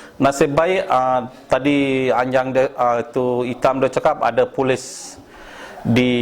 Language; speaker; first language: Malay; non-native, local second language; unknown